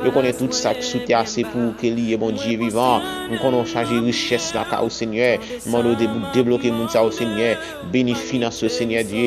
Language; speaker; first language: French; non-native, local second language; Haitian Creole